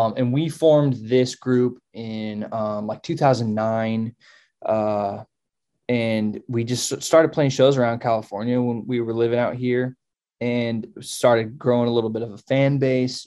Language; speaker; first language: English; native; English